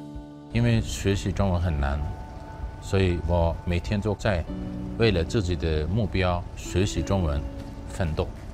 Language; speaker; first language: Chinese; non-native, fluent; Khmer